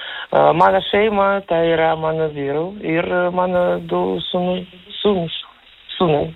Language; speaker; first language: Lithuanian; non-native, learner; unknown